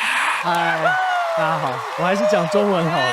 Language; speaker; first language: Chinese; native; Chinese